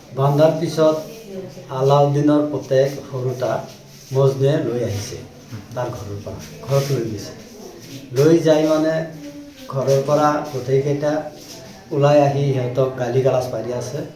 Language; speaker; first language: Assamese; non-native, local second language; Bangla